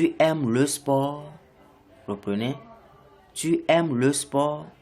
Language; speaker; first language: French; non-native, fluent; English